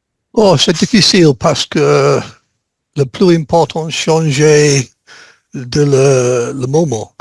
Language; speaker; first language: French; non-native, learner; English